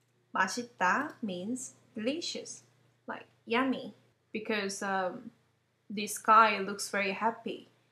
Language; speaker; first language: English; non-native, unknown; Korean